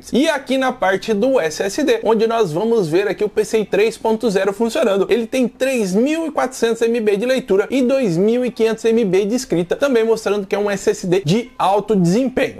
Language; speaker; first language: Portuguese; native; Portuguese